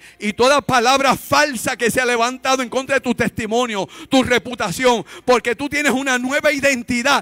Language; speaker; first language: Spanish; native; Spanish